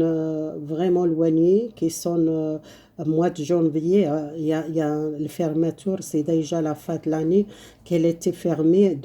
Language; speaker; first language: French; non-native, fluent; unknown